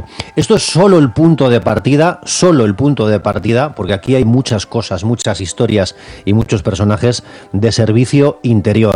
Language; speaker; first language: Spanish; native; Spanish